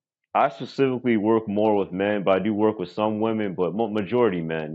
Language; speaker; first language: English; native; English